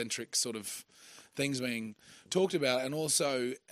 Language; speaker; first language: English; native; English